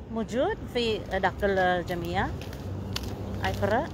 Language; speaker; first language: Arabic; non-native, learner; Filipino